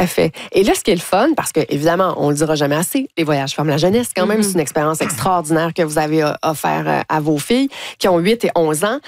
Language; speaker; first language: French; native; French